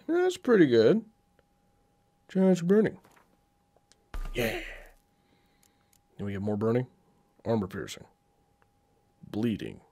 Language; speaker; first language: English; native; English